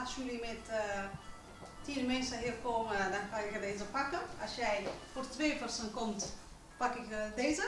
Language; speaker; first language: Dutch; non-native, learner; Amharic